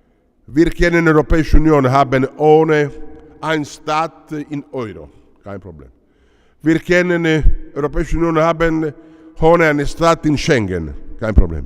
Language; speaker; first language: German; non-native, learner; Italian